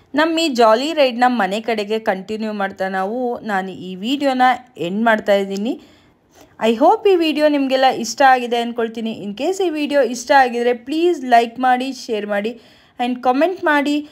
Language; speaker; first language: Kannada; native; Kannada